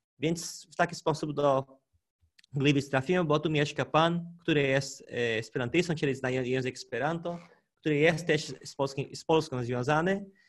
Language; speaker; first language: Polish; non-native, fluent; Portuguese